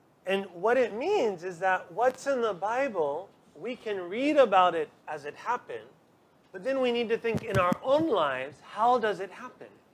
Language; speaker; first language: English; native; English